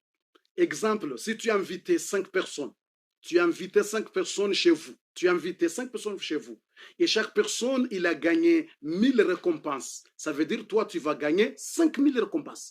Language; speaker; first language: French; non-native, learner; Comorian